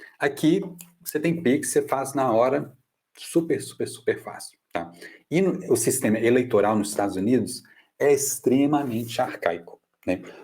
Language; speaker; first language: Portuguese; non-native, fluent; English